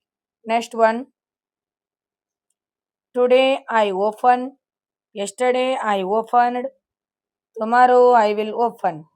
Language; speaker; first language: English; non-native, local second language; Kannada